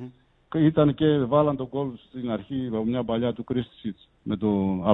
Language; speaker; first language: Greek; native; Greek